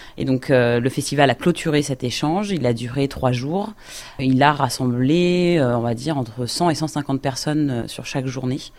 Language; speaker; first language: French; native; French